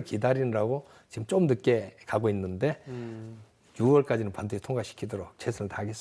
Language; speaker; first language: Korean; native; Korean